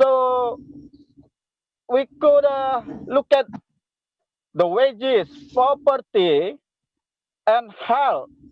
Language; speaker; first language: English; non-native, local second language; Indonesian